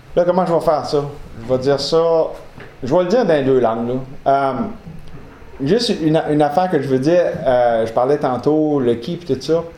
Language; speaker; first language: French; native; French